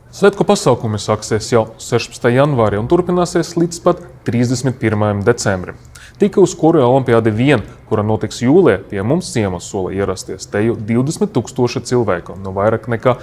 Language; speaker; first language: Latvian; non-native, local second language; Russian